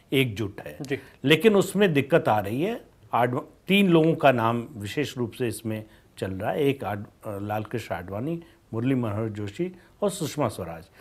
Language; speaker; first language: Hindi; native; Hindi